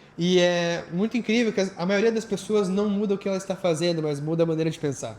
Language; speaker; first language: Portuguese; native; Portuguese